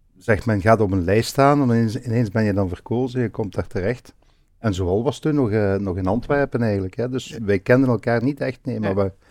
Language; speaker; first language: Dutch; native; Dutch